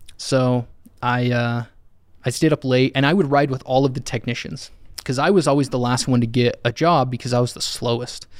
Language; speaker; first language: English; native; English